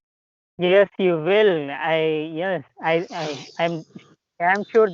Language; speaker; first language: English; non-native, local second language; Telugu